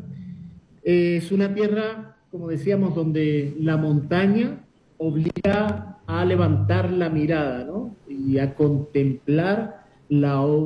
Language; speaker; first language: Spanish; native; Spanish